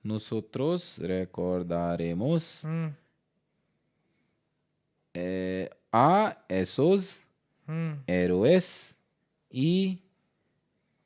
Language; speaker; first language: Spanish; non-native, learner; Hindi